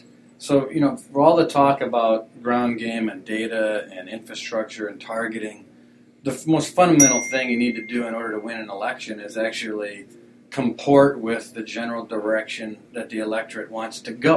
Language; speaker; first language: English; native; English